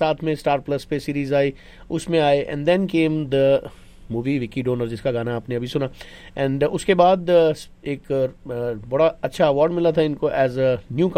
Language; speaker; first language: Hindi; native; Hindi